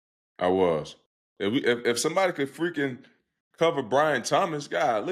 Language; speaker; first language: English; native; English